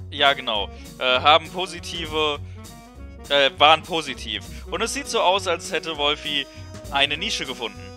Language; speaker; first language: German; native; German